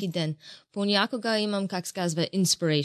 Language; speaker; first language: Bulgarian; non-native, learner; English